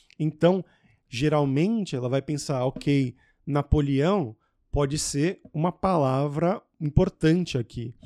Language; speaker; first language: Portuguese; native; Portuguese